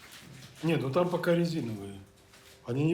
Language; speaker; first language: Russian; native; Russian